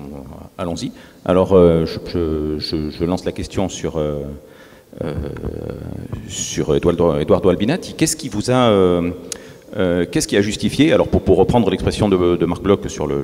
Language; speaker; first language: French; native; French